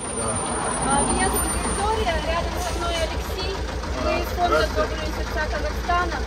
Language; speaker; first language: Russian; native; Russian